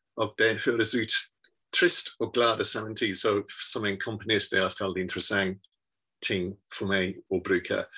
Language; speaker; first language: Norwegian; non-native, learner; English